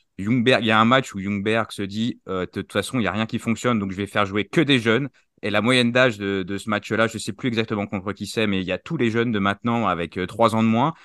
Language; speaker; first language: French; native; French